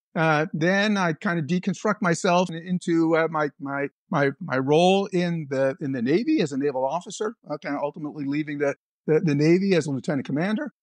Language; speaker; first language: English; native; English